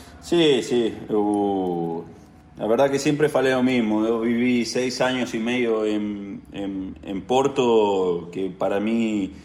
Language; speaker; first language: Portuguese; non-native, learner; Spanish